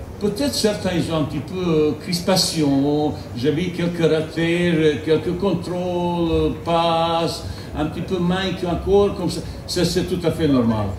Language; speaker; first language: French; non-native, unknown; Bosnian